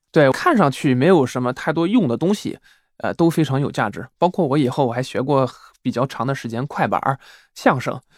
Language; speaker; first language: Chinese; non-native, fluent; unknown